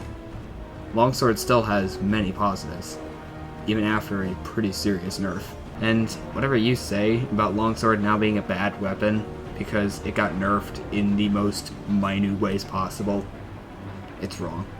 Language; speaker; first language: English; native; English